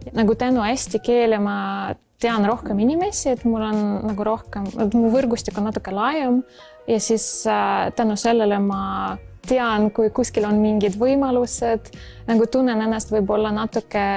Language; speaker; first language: Estonian; non-native, fluent; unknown